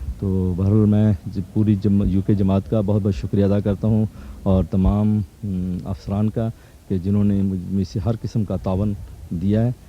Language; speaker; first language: Urdu; native; Urdu